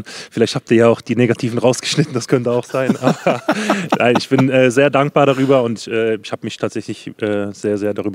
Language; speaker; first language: German; native; German